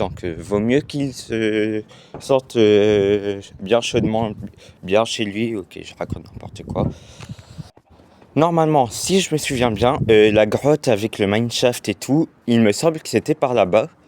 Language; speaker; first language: French; native; French